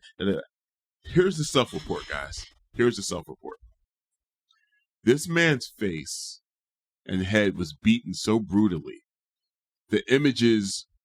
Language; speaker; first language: English; native; English